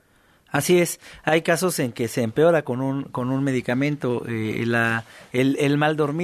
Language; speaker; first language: Spanish; native; Spanish